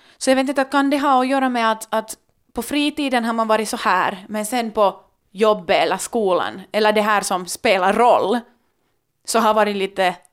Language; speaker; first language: Swedish; native; Swedish